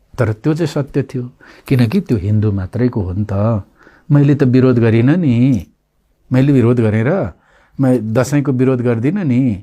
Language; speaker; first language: Nepali; non-native, local second language; Limbu